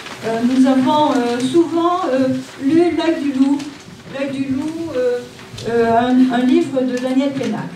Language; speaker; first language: French; native; French